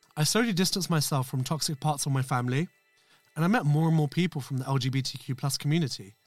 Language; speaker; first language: English; non-native, local second language; Urdu